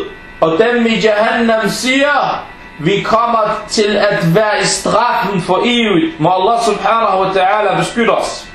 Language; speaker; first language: Danish; early bilingual, other home language; Arabic